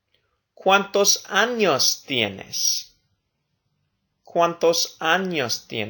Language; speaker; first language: Spanish; non-native, fluent; English